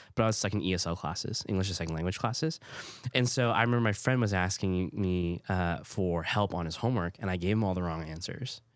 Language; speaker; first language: English; early bilingual, other home language; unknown